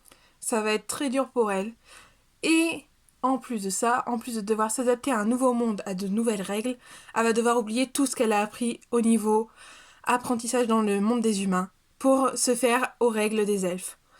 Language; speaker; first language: French; native; French